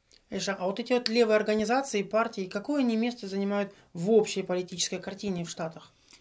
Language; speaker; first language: Russian; native; Russian